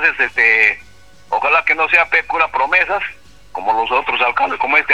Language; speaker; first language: Spanish; native; Spanish